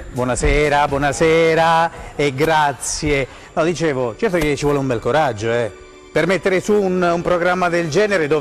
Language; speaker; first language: Italian; native; Italian